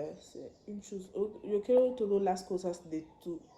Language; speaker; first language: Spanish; non-native, learner; French